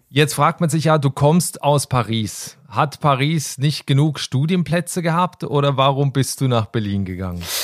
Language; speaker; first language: German; native; German